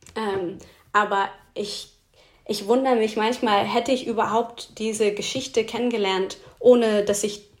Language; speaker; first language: German; non-native, fluent; English